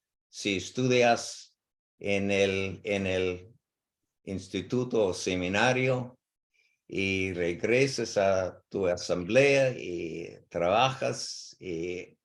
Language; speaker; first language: Spanish; non-native, learner; English